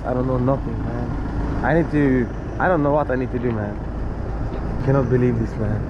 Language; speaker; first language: English; non-native, fluent; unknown